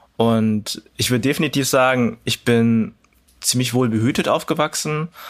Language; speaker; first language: German; early bilingual, other home language; Cantonese